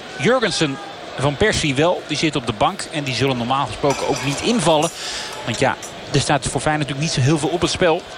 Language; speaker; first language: Dutch; native; Dutch